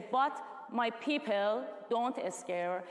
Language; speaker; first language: English; non-native, learner; Persian